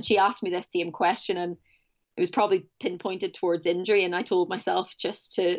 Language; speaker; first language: English; native; English